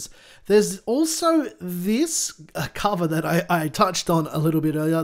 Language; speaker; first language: English; native; English